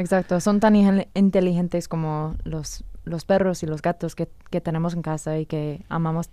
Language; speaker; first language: Spanish; non-native, fluent; English